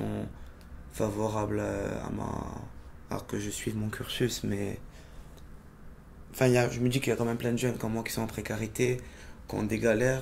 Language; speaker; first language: French; native; French